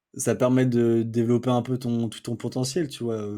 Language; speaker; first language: French; native; French